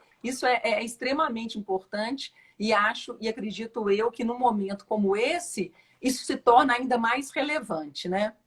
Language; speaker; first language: Portuguese; native; Portuguese